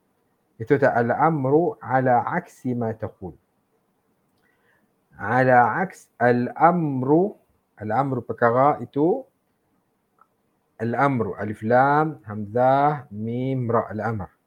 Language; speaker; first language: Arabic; non-native, fluent; Malay